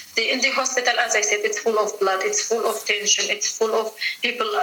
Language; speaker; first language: English; non-native, fluent; Arabic